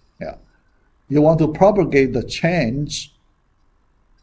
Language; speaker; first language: English; non-native, fluent; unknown